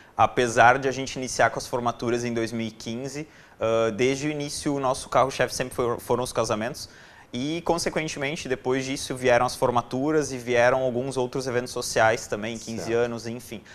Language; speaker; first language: Portuguese; native; Portuguese